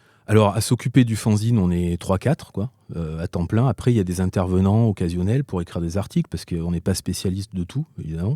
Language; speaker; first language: French; native; French